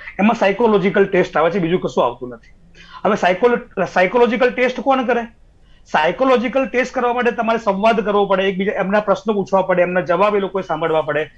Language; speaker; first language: Gujarati; native; Gujarati